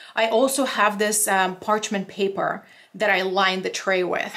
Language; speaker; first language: English; non-native, fluent; Russian